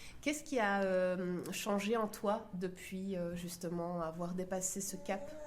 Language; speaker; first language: French; native; French